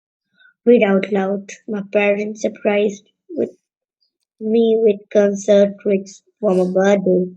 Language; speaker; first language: English; non-native, learner; Hindi